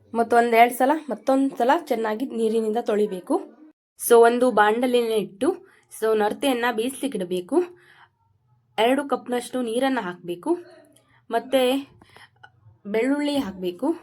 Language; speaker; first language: Kannada; non-native, local second language; Konkani